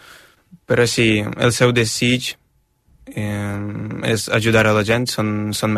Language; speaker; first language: Catalan; non-native, fluent; Ukrainian